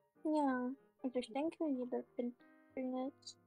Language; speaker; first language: German; native; German